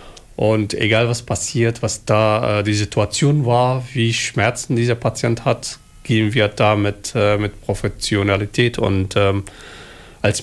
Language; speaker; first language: German; non-native, learner; Somali